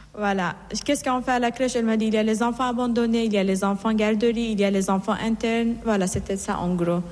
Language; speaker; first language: French; non-native, fluent; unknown